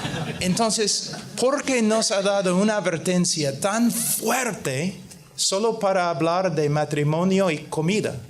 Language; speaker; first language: Spanish; non-native, fluent; English